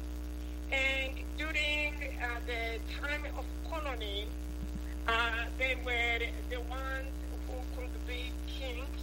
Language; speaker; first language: English; non-native, local second language; Kinyarwanda